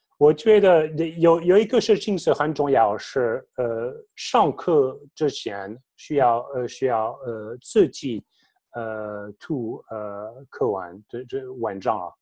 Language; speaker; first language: Chinese; non-native, fluent; French